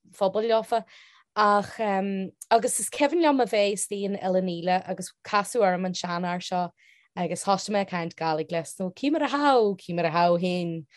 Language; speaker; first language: Irish; non-native, local second language; English